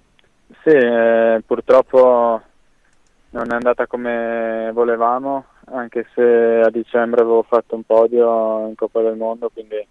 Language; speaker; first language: Italian; native; Italian